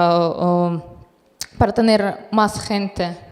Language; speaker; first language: Spanish; non-native, fluent; Russian